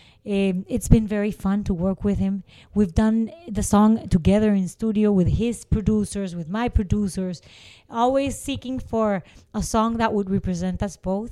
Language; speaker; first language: English; non-native, fluent; Spanish